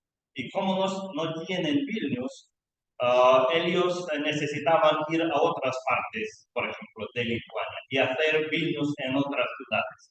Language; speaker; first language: Spanish; non-native, learner; Lithuanian